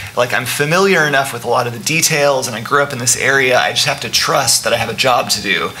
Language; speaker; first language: English; native; English